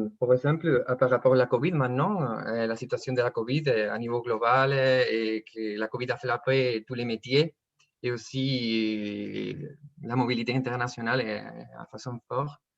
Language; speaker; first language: French; non-native, fluent; Spanish